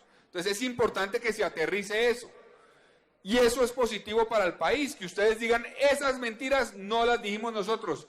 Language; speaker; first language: Spanish; native; Spanish